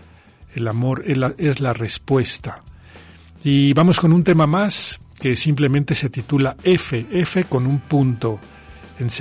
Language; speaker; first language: Spanish; native; Spanish